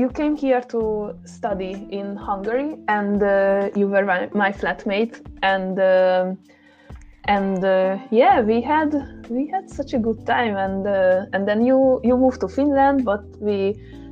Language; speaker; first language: English; non-native, fluent; Hungarian